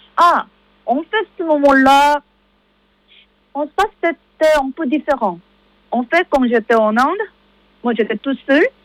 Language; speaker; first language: French; non-native, learner; Korean